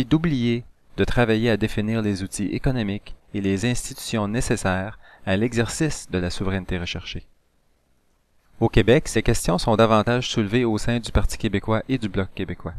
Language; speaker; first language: French; native; French